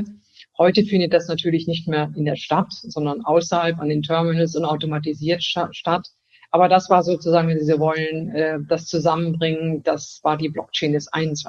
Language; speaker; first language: German; native; German